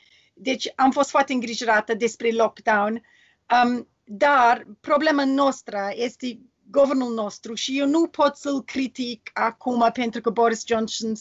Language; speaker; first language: Romanian; non-native, learner; English